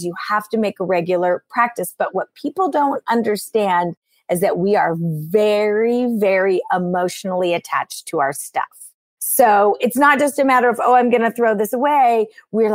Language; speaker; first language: English; native; English